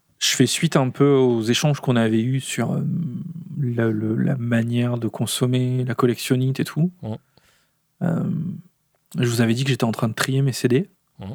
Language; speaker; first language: French; native; French